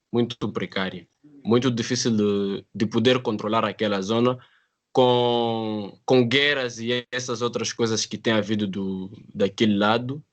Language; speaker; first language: Portuguese; non-native, fluent; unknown